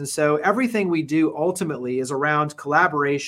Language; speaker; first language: English; native; English